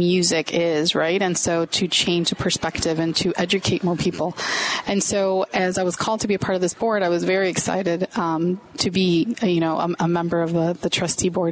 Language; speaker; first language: English; native; English